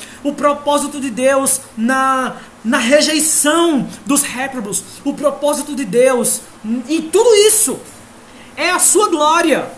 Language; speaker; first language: Portuguese; native; Portuguese